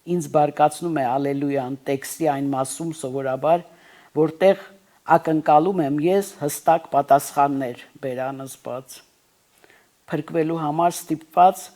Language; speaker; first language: Armenian; native; Armenian